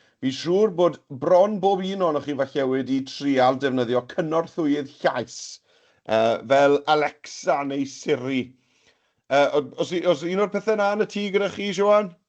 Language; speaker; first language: Welsh; native; Welsh